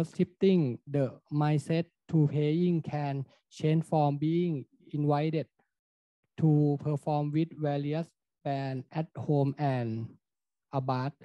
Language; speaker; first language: English; non-native, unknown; Thai